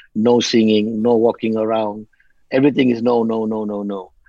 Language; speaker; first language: English; non-native, local second language; Malay